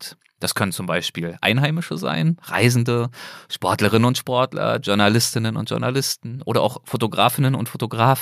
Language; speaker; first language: German; native; German